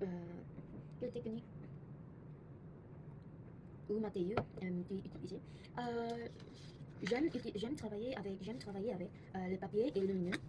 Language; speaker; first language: French; non-native, learner; Korean